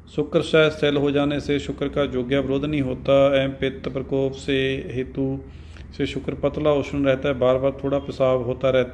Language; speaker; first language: Hindi; non-native, local second language; Punjabi